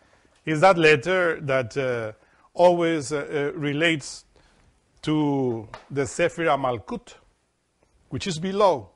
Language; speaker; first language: English; non-native, fluent; Spanish